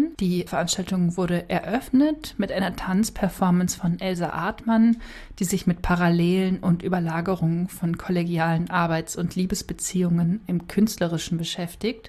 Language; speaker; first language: German; native; German